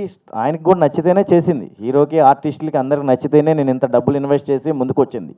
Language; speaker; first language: Telugu; native; Telugu